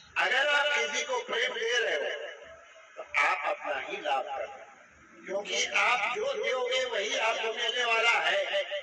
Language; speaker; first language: Hindi; native; Hindi